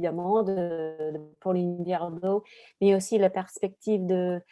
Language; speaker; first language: French; non-native, fluent; English